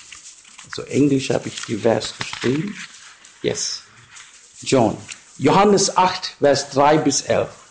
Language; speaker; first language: German; non-native, learner; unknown